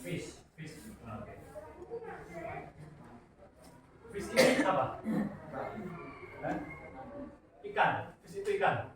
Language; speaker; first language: Indonesian; native; Indonesian